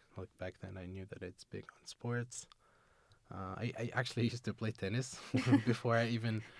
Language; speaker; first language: English; non-native, fluent; Arabic